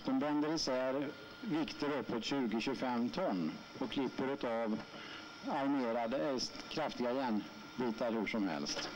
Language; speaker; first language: Swedish; native; Swedish